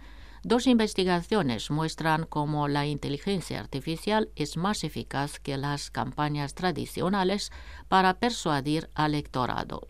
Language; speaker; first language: Spanish; non-native, fluent; Romanian